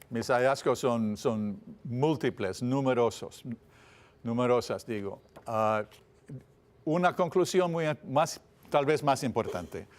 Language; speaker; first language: Spanish; non-native, fluent; English